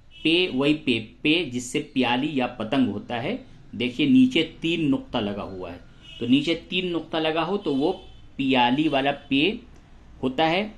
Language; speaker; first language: Hindi; native; Hindi